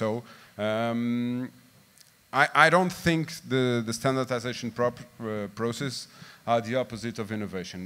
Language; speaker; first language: English; non-native, fluent; Portuguese